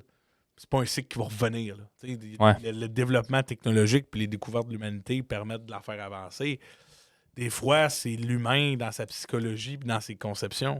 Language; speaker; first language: French; native; French